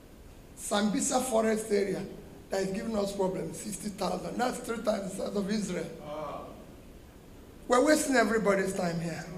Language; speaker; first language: English; non-native, local second language; Igbo